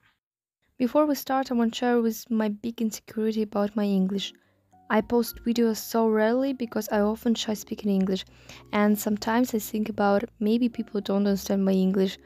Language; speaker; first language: English; non-native, learner; Russian